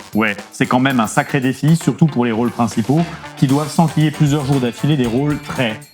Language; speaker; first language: French; native; French